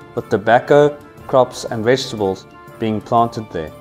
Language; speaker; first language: English; native; English